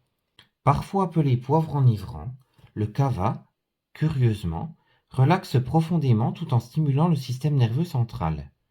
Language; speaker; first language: French; native; French